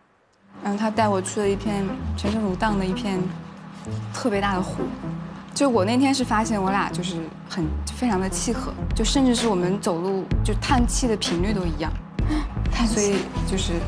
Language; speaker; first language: Chinese; native; Chinese